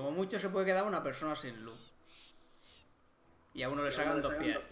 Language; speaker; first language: Spanish; native; Spanish